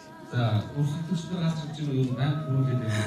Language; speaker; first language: Mongolian; native; Mongolian